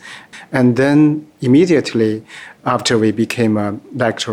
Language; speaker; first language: English; non-native, fluent; Chinese